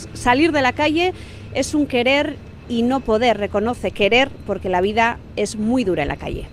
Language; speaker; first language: Spanish; native; Spanish